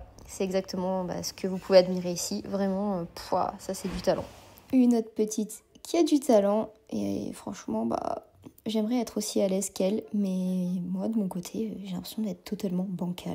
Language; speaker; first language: French; native; French